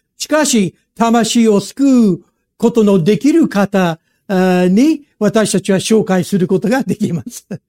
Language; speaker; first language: Japanese; non-native, fluent; English